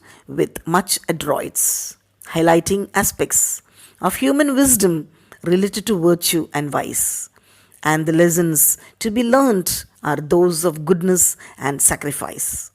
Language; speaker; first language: English; non-native, local second language; Tamil